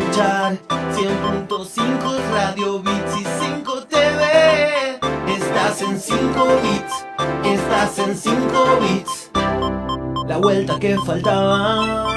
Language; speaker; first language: Spanish; native; Spanish